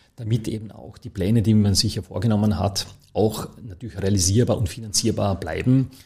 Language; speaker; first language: German; native; German